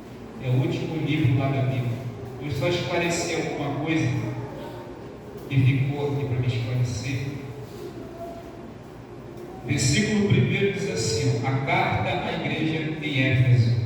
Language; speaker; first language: Portuguese; native; Portuguese